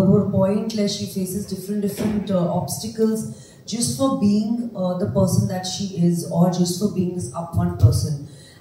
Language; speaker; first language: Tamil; non-native, learner; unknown